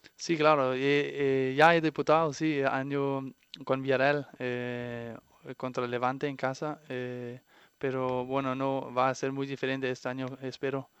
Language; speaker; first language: Spanish; non-native, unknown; Danish